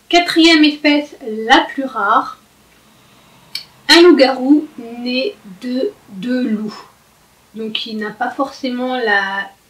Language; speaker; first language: French; native; French